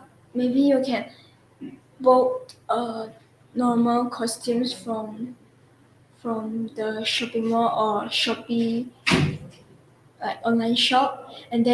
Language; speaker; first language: English; non-native, local second language; Chinese